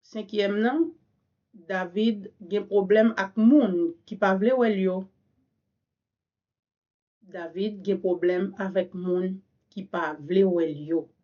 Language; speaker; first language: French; non-native, learner; Haitian Creole